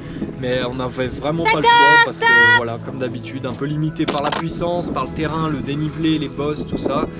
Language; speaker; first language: French; native; French